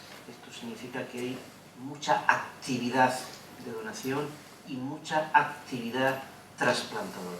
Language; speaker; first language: Spanish; native; Spanish